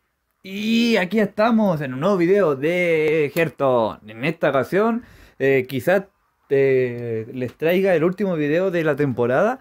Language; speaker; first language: Spanish; native; Spanish